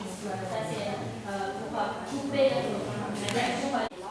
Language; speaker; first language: French; non-native, fluent; Chinese